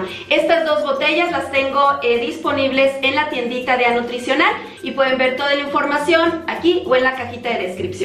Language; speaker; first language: Spanish; native; Spanish